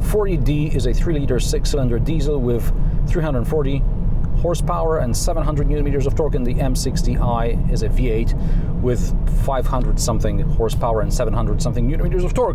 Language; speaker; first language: English; non-native, fluent; Polish